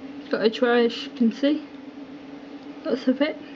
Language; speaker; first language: English; native; English